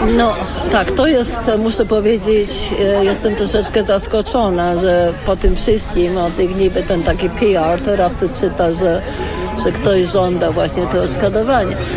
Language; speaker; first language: Polish; early bilingual, heritage; Polish